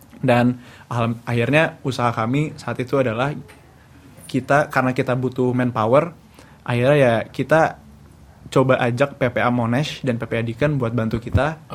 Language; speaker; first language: Indonesian; native; Indonesian